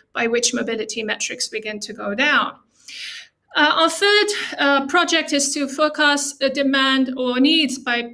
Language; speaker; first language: English; non-native, fluent; Arabic